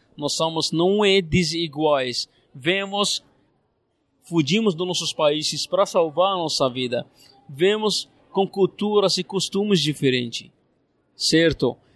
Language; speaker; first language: Portuguese; non-native, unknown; Arabic